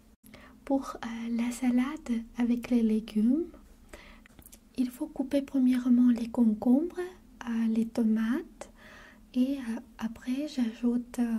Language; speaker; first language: French; non-native, fluent; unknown